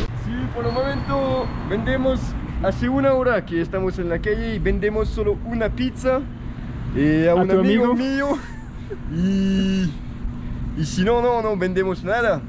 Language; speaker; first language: Spanish; non-native, learner; French